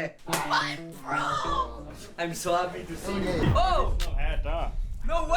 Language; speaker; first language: English; non-native, learner; French